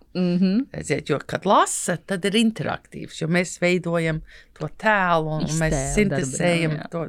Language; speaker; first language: Latvian; early bilingual, heritage; Latvian